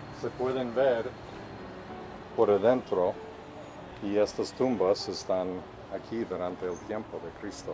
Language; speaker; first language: Spanish; non-native, fluent; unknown